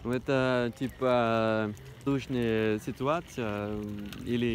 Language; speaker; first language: Russian; non-native, learner; Norwegian